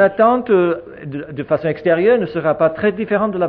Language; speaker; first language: French; native; French